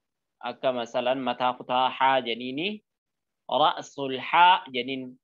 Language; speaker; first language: Arabic; non-native, learner; Oromo